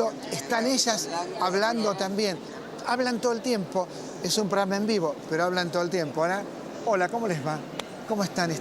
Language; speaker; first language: Spanish; native; Spanish